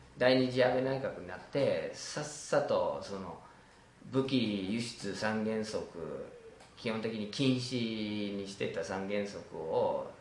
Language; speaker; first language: Japanese; non-native, fluent; English